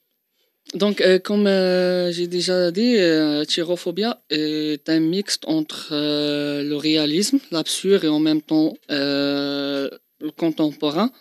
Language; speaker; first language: French; non-native, local second language; Arabic